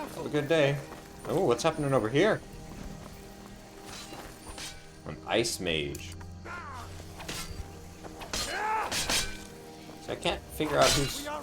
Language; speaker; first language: English; native; English